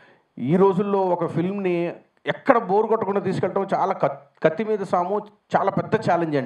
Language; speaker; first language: Telugu; native; Telugu